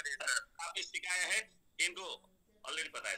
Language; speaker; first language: Hindi; native; Hindi